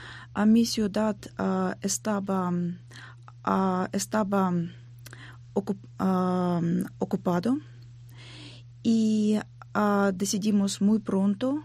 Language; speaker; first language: Spanish; non-native, learner; Ukrainian